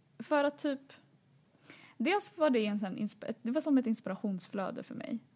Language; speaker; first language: Swedish; early bilingual, other home language; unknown